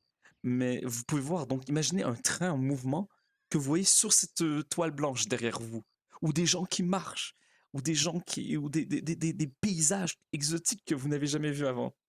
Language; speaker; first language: French; native; French